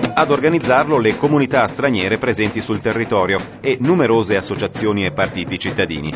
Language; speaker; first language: Italian; native; Italian